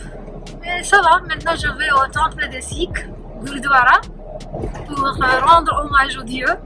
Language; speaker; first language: French; non-native, learner; Punjabi